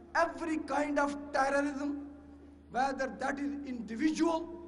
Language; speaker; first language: English; non-native, local second language; Urdu